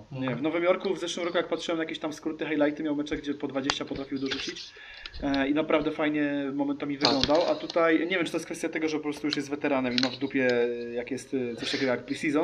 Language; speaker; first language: Polish; native; Polish